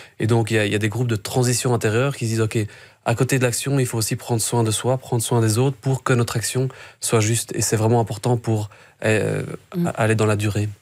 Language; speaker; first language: French; native; French